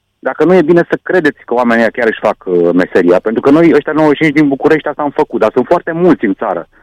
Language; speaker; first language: Romanian; non-native, local second language; Hungarian